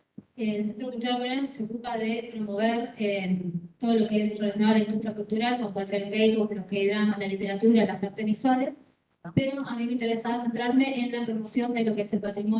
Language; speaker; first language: Spanish; native; Spanish